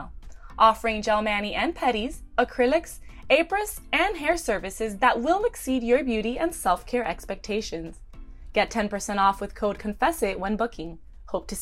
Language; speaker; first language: English; early bilingual, other home language; Spanish